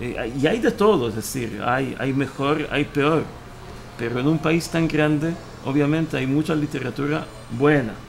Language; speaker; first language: Spanish; early bilingual, heritage; Hebrew